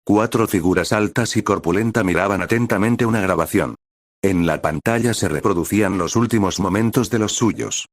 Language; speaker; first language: Spanish; native; Spanish